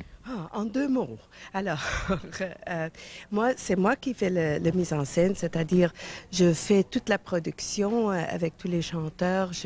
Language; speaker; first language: French; non-native, fluent; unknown